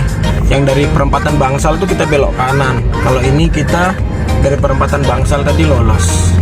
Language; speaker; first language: Indonesian; native; Indonesian